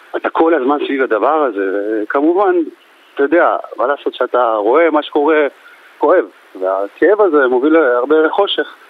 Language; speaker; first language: Hebrew; early bilingual, other home language; Amharic